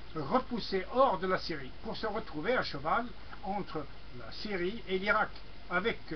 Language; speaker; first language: French; non-native, local second language; Arabic